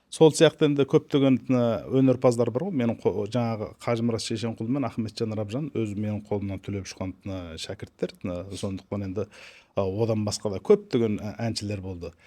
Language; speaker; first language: Kazakh; early bilingual, heritage; Kazakh